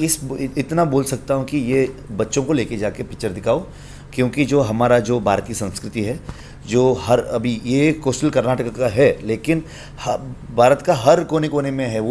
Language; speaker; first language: Hindi; non-native, local second language; Kannada